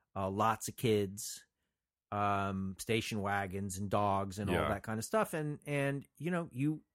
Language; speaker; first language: English; native; English